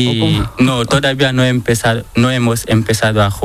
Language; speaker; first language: Spanish; non-native, learner; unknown